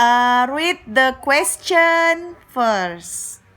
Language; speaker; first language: English; non-native, learner; Indonesian